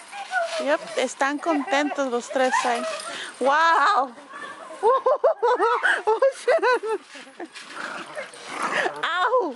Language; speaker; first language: Spanish; native; Spanish